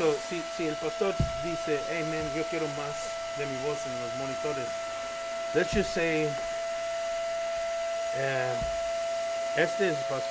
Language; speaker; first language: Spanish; early bilingual, heritage; Spanish